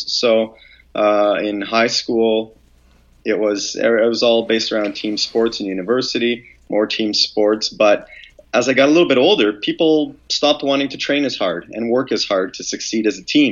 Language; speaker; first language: English; native; English